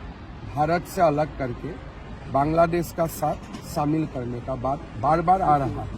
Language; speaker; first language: Hindi; non-native, local second language; Bangla